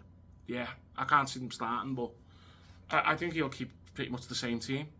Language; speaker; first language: English; native; English